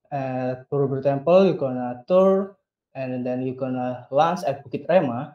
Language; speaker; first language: English; non-native, learner; Indonesian